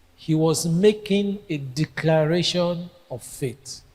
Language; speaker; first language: English; non-native, local second language; Yoruba